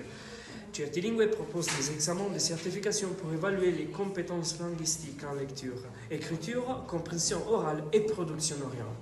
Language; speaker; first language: French; non-native, learner; Italian